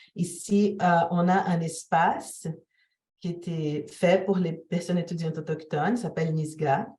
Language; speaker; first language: French; non-native, fluent; Portuguese